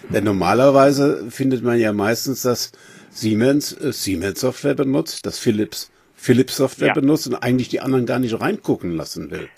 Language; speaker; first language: German; native; German